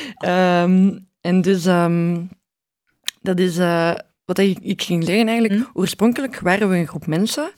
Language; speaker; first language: Dutch; early bilingual, other home language; Arabic